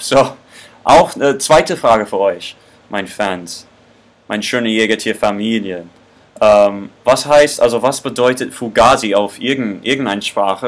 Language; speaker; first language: German; non-native, learner; English